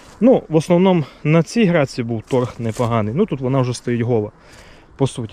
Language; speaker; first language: Ukrainian; native; Ukrainian